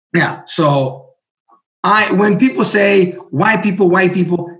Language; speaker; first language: English; non-native, fluent; Greek